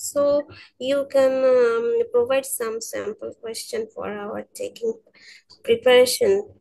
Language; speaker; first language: English; non-native, learner; Bangla